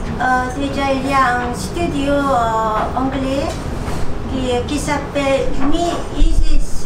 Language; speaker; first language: French; non-native, fluent; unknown